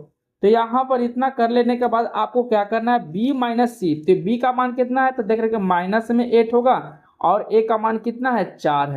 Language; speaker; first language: Hindi; native; Hindi